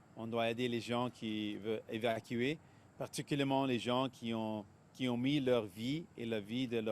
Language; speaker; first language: French; non-native, local second language; English